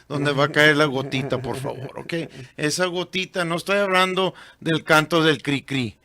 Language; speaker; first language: Spanish; early bilingual, other home language; English